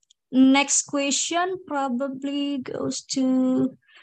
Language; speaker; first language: English; non-native, fluent; Indonesian